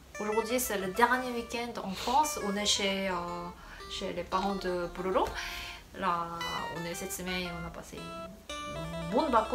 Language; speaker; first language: French; non-native, fluent; Korean